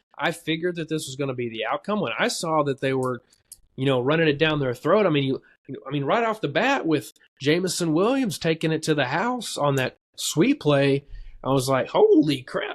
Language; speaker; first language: English; native; English